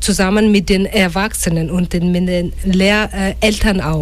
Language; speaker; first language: German; non-native, fluent; Russian